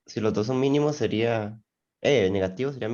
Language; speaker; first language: Spanish; native; Spanish